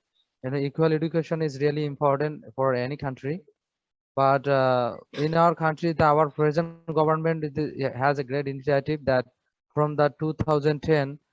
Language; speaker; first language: English; non-native, fluent; Bangla